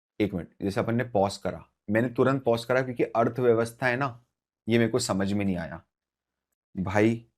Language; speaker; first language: Hindi; native; Hindi